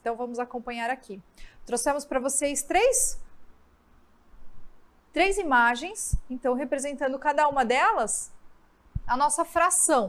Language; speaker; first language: Portuguese; native; Portuguese